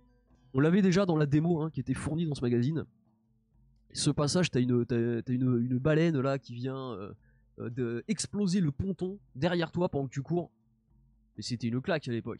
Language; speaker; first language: French; native; French